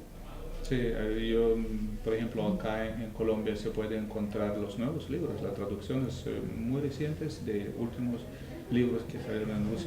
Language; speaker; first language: Spanish; non-native, fluent; Russian